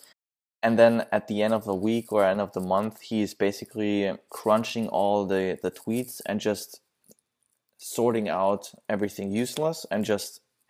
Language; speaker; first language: English; non-native, fluent; German